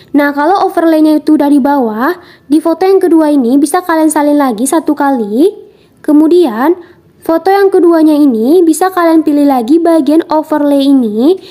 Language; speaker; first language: Indonesian; non-native, local second language; Minangkabau